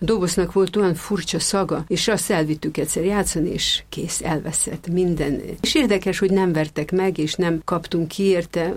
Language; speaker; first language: Hungarian; native; Hungarian